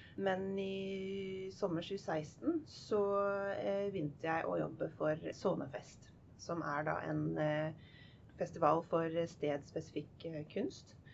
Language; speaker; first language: Norwegian; non-native, fluent; English